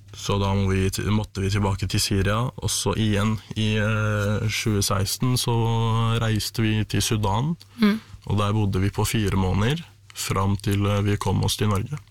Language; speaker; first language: Norwegian; non-native, fluent; Arabic